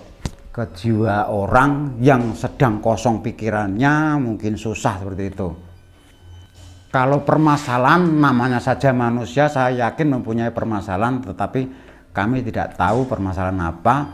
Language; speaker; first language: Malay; non-native, local second language; Javanese